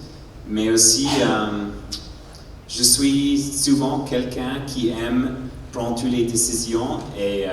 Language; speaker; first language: French; non-native, learner; English